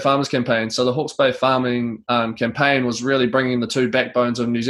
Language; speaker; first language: English; native; English